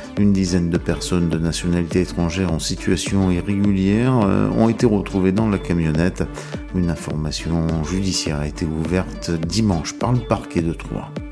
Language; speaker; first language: French; native; French